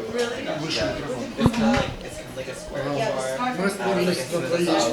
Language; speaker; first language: Russian; native; Russian